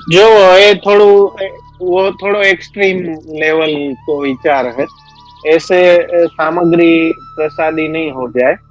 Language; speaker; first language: Hindi; non-native, local second language; Gujarati